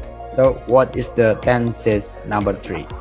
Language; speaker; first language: English; non-native, fluent; Indonesian